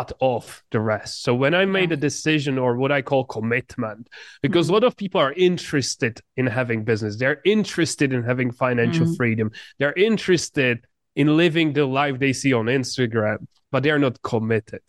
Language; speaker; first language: English; non-native, fluent; Czech